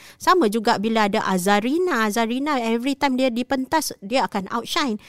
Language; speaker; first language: Malay; native; Malay